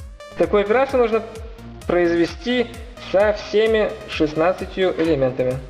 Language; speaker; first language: Russian; native; Russian